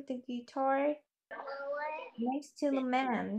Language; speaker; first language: English; non-native, fluent; Vietnamese